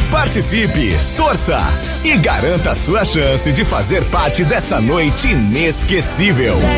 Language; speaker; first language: Portuguese; native; Portuguese